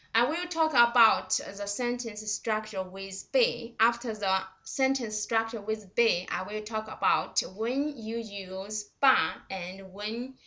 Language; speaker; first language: English; non-native, fluent; Chinese